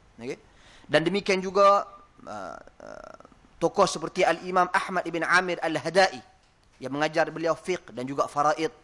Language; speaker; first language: Malay; native; Malay